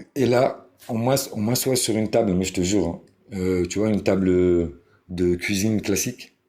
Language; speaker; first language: French; early bilingual, other home language; Arabic